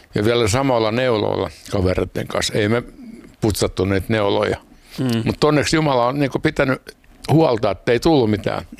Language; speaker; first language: Finnish; native; Finnish